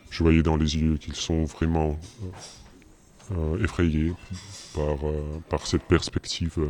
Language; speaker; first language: French; non-native, fluent; Russian